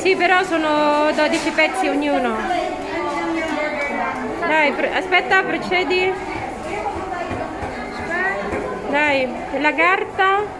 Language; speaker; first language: Italian; non-native, fluent; Filipino